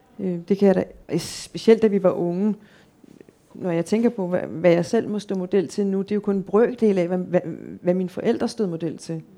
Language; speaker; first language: Danish; native; Danish